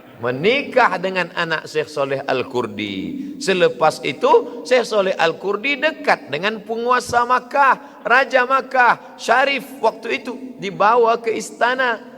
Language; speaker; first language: Malay; native; Malay